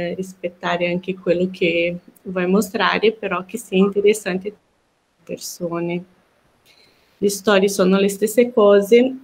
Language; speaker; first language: Italian; non-native, fluent; Portuguese